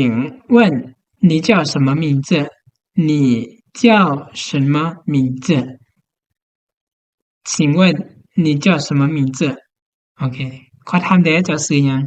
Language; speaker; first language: Chinese; non-native, fluent; Lao